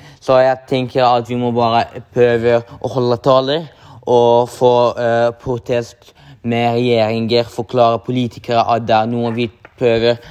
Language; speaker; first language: Norwegian; non-native, local second language; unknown